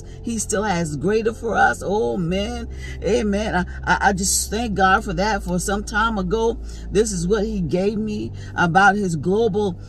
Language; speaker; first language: English; native; English